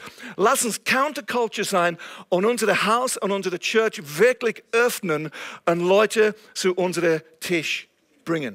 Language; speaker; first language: German; non-native, fluent; English